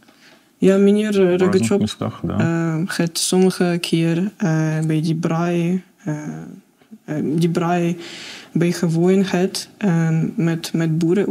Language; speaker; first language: Dutch; non-native, learner; Russian